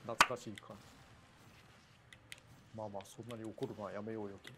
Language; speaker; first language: Japanese; native; Japanese